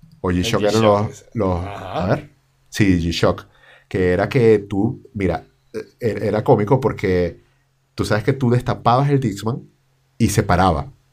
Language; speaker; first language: Spanish; native; Spanish